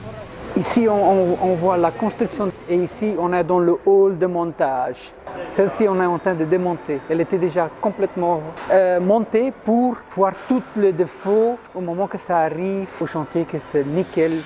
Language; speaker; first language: French; non-native, local second language; Dutch